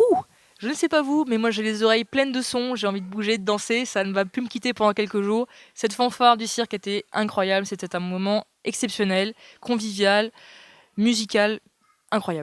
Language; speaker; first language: French; native; French